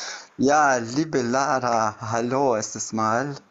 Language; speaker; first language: German; non-native, learner; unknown